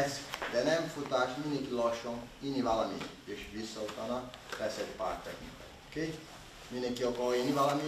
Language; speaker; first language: Hungarian; non-native, learner; Portuguese